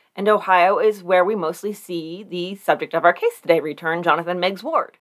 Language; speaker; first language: English; native; English